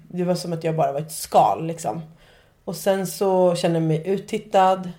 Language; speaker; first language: Swedish; native; Swedish